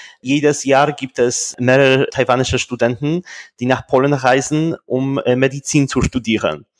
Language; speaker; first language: German; non-native, fluent; Polish